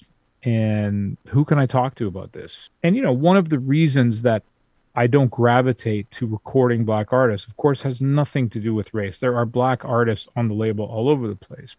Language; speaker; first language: English; native; English